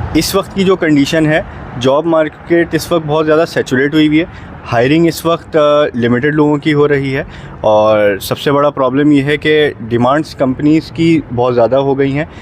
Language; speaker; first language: Urdu; native; Urdu